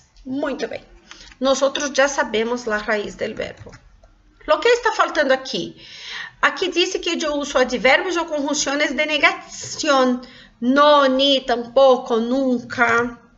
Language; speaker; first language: Spanish; non-native, local second language; Portuguese